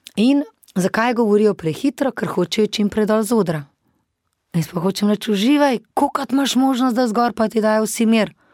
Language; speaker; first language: Slovenian; native; Slovenian